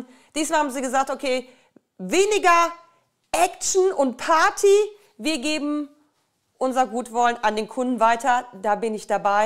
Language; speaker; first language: German; native; German